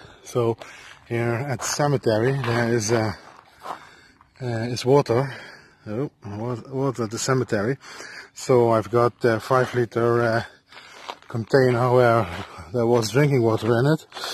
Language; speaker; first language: English; non-native, fluent; Dutch